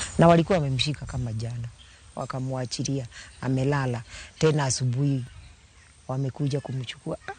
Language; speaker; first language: Swahili; non-native, local second language; Luo (Kenya and Tanzania)